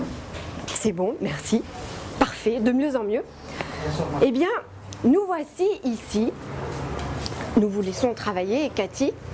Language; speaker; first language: French; native; French